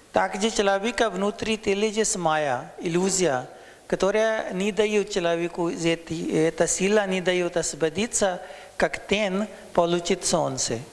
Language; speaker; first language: Russian; non-native, learner; Hindi